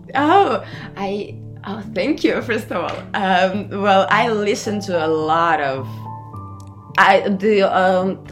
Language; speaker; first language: English; non-native, fluent; Serbian